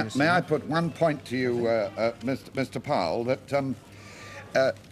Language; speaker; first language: English; native; English